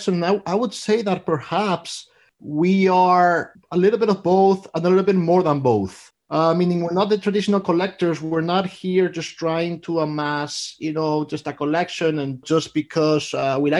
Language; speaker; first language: English; native; English